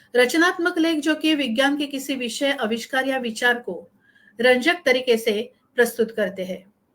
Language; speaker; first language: Hindi; non-native, local second language; Marathi